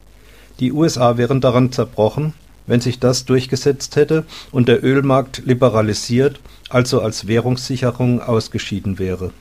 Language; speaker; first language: German; native; German